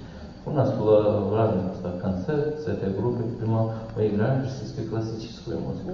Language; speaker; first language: Russian; non-native, learner; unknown